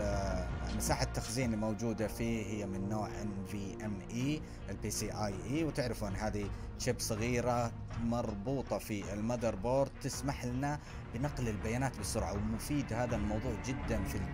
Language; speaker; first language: Arabic; native; Arabic